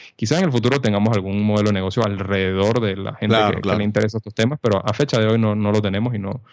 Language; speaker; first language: Spanish; native; Spanish